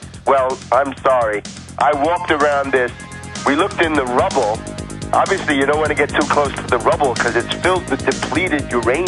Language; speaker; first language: English; native; English